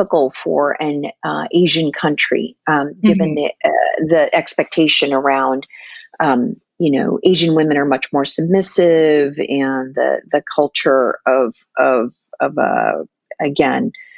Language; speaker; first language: English; non-native, local second language; Filipino